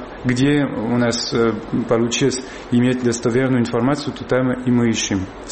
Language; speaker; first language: Russian; non-native, fluent; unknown